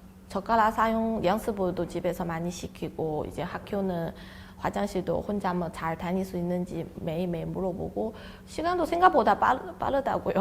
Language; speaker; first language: Korean; non-native, fluent; Chinese